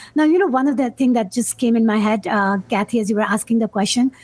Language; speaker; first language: English; non-native, local second language; Urdu